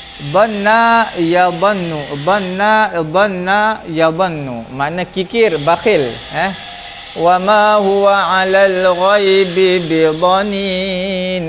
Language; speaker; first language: Arabic; non-native, learner; Malay